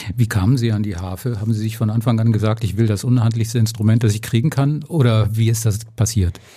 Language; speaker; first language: German; native; German